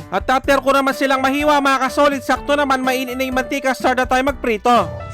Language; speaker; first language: Filipino; non-native, local second language; Pampanga